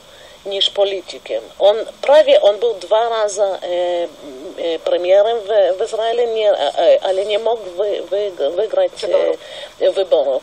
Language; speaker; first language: Polish; non-native, fluent; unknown